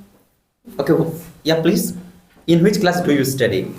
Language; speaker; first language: English; non-native, fluent; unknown